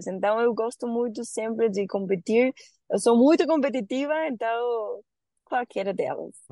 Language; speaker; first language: Portuguese; non-native, learner; Spanish